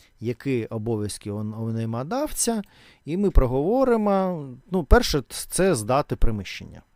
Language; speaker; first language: Ukrainian; non-native, local second language; Russian